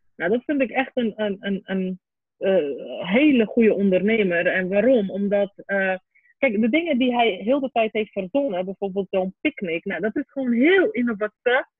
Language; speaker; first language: Dutch; early bilingual, other home language; Persian